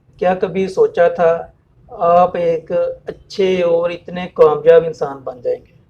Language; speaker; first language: Urdu; non-native, local second language; Punjabi